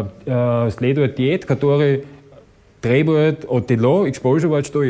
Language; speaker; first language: Russian; non-native, learner; German